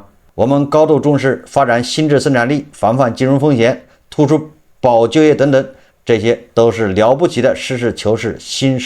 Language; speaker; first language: Chinese; native; Chinese